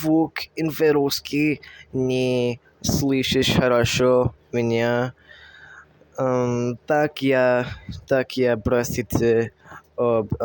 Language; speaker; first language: Russian; non-native, learner; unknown